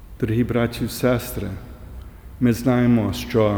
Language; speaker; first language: Ukrainian; early bilingual, heritage; English